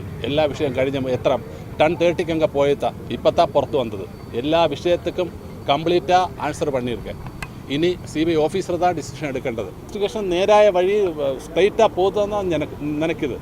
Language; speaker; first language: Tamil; non-native, learner; Malayalam